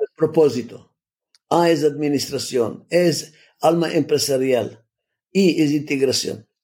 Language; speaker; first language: Spanish; non-native, fluent; Macedonian